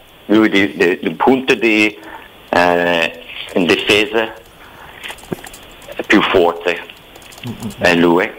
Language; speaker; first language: Italian; non-native, fluent; English